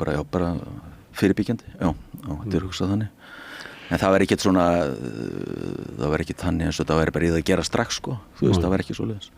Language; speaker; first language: Icelandic; native; Icelandic